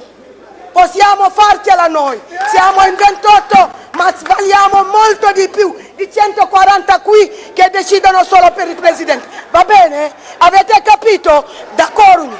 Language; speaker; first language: Italian; non-native, fluent; Wolof